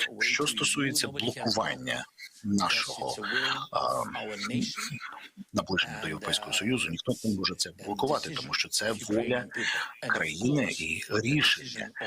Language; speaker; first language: Ukrainian; non-native, local second language; Russian